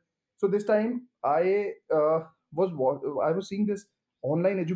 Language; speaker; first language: English; non-native, local second language; Hindi